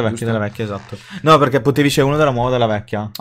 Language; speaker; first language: Italian; native; Italian